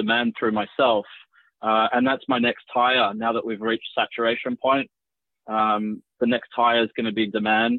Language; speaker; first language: English; native; English